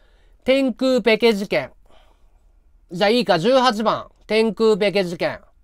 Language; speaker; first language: Japanese; native; Japanese